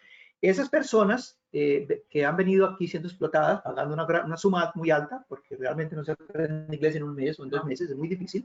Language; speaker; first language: Spanish; native; Spanish